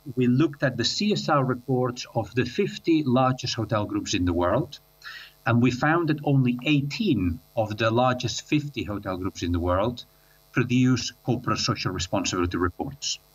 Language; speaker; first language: English; non-native, fluent; Catalan